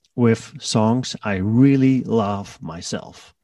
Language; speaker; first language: English; non-native, fluent; Dutch